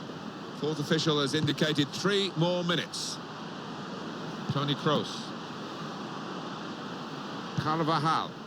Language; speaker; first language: English; native; English